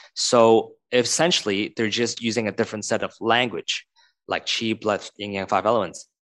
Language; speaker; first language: English; non-native, local second language; Cantonese